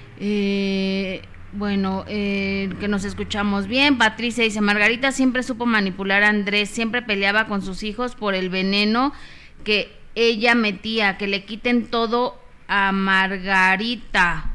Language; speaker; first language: Spanish; native; Spanish